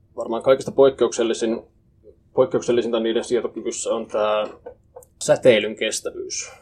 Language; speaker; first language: Finnish; native; Finnish